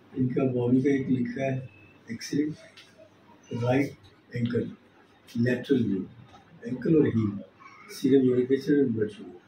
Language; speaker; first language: Hindi; native; Hindi